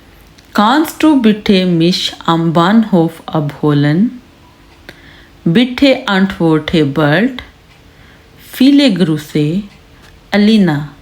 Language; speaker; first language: German; non-native, learner; Urdu